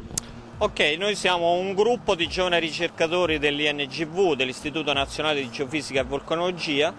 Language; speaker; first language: Italian; native; Italian